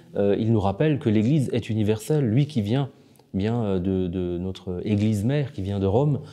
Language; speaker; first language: French; native; French